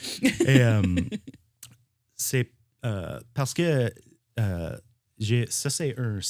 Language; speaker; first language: French; non-native, learner; English